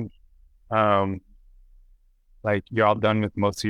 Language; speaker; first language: English; native; English